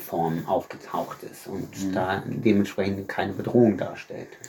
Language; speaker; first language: German; native; German